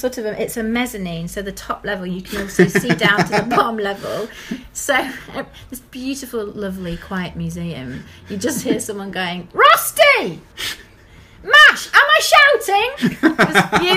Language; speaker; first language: English; native; English